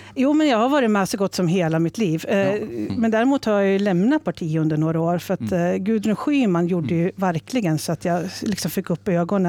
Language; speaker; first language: Swedish; native; Swedish